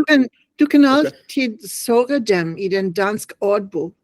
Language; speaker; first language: Danish; non-native, learner; English